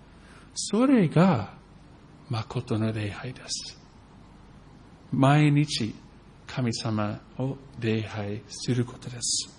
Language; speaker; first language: Japanese; non-native, fluent; English